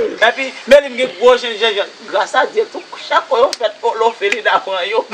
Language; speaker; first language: Haitian Creole; native; Haitian Creole